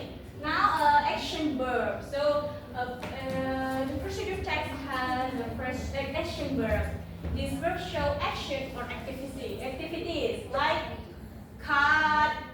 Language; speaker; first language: English; non-native, learner; Indonesian